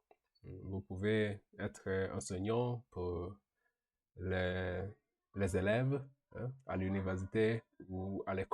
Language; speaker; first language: French; non-native, learner; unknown